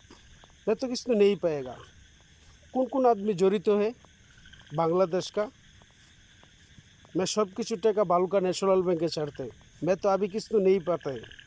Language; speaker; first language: Hindi; non-native, learner; Bangla